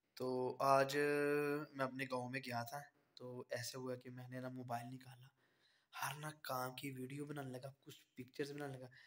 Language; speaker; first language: Urdu; native; Urdu